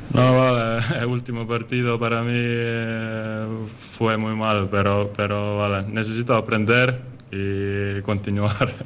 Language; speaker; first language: Spanish; non-native, learner; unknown